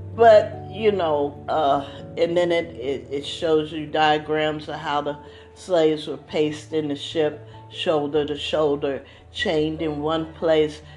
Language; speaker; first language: English; native; English